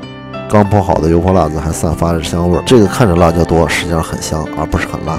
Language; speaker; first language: Chinese; native; Chinese